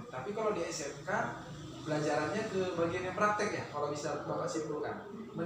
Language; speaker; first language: Indonesian; native; Indonesian